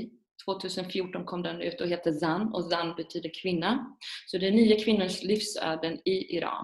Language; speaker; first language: Swedish; early bilingual, other home language; Persian